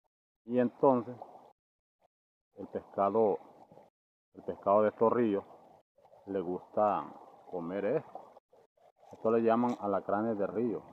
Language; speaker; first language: Spanish; native; Spanish